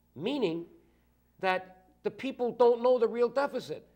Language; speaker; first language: English; native; English